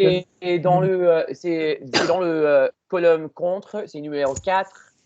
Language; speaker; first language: French; non-native, learner; English